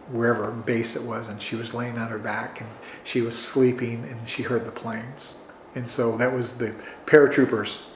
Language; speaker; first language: English; native; English